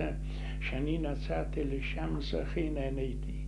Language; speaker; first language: Hebrew; non-native, fluent; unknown